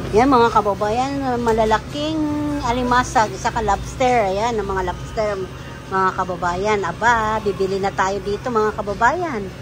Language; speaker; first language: Filipino; non-native, local second language; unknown